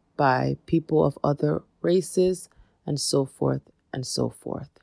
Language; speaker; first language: English; native; English